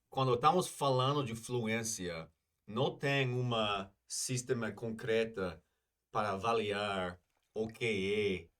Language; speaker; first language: Portuguese; non-native, fluent; English